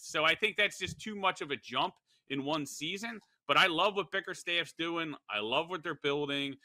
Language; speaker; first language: English; native; English